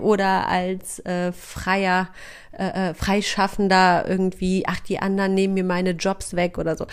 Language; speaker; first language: German; native; German